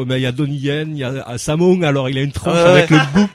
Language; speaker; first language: French; native; French